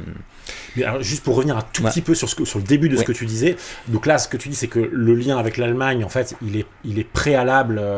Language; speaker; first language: French; native; French